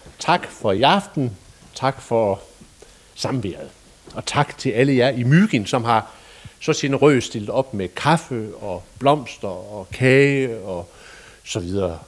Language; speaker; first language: Danish; native; Danish